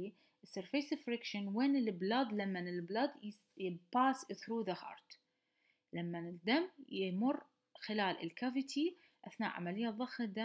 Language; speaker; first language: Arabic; native; Arabic